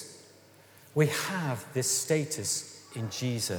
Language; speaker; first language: English; native; English